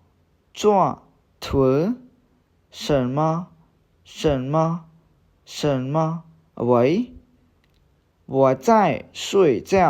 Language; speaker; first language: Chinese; non-native, fluent; Khmer